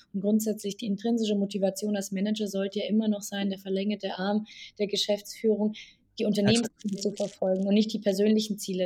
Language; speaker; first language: German; native; German